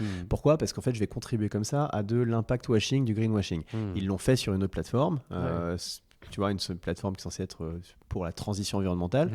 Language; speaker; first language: French; native; French